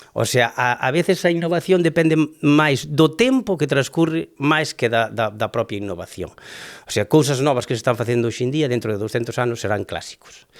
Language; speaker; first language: Galician; native; Galician